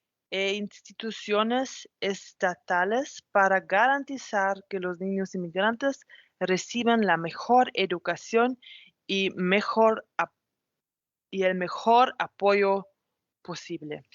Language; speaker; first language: Spanish; non-native, fluent; German